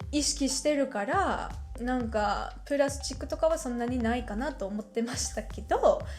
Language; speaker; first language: Japanese; non-native, fluent; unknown